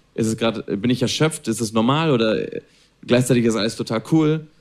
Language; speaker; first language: German; non-native, fluent; Spanish